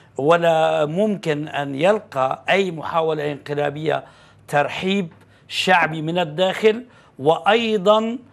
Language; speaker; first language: Arabic; non-native, fluent; Turkish